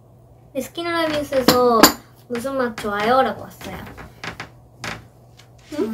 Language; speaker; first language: Korean; non-native, fluent; Japanese